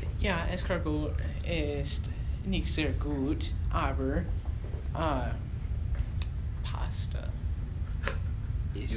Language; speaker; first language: German; non-native, learner; English